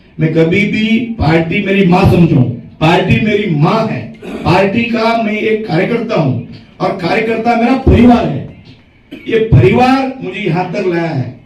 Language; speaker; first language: Hindi; non-native, local second language; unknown